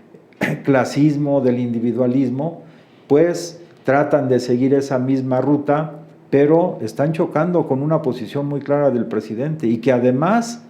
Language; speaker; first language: Spanish; native; Spanish